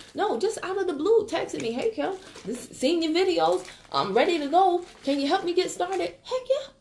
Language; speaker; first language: English; native; English